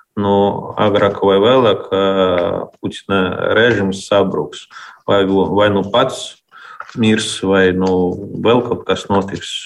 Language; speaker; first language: Latvian; non-native, local second language; Russian